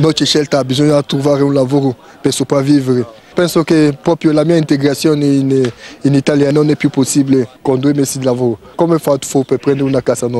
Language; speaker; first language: Italian; non-native, learner; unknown